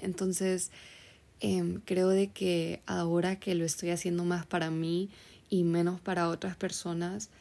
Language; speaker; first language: Spanish; early bilingual, heritage; Spanish